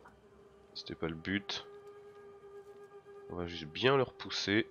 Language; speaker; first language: French; native; French